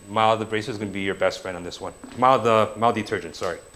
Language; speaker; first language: English; native; English